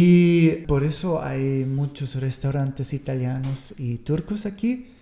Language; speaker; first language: Spanish; non-native, fluent; German